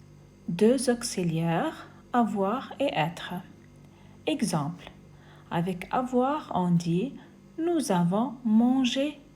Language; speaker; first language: French; non-native, fluent; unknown